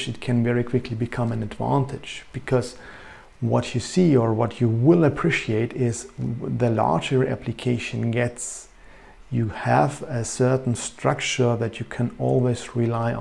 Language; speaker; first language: English; non-native, fluent; German